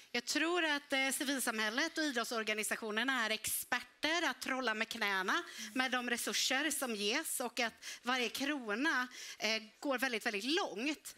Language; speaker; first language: Swedish; native; Swedish